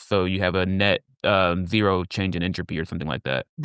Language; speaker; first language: English; native; English